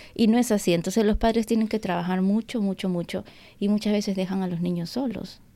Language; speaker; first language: Spanish; native; Spanish